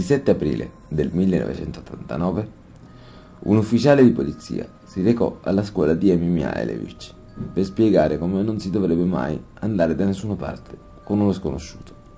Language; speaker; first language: Italian; native; Italian